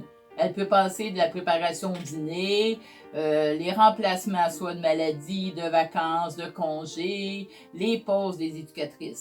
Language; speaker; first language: French; native; French